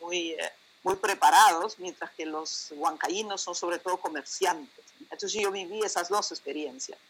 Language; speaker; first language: Spanish; native; Spanish